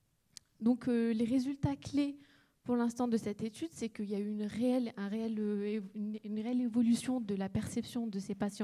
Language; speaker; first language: French; native; French